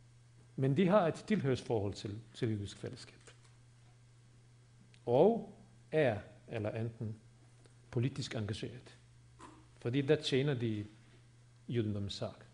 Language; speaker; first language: Swedish; non-native, fluent; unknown